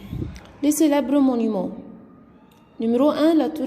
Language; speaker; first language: French; non-native, fluent; Arabic